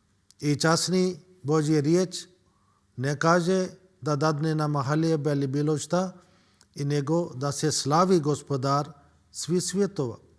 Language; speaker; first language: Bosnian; non-native, learner; Urdu